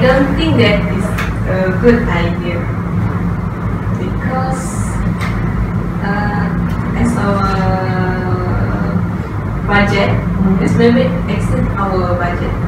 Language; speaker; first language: English; non-native, local second language; Malay